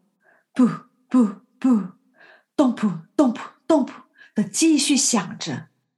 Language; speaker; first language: Chinese; native; Chinese